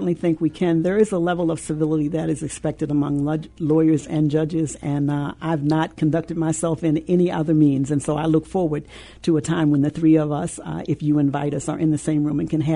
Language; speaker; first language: English; native; English